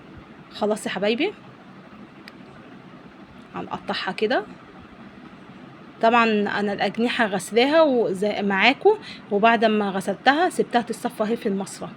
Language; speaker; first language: Arabic; native; Arabic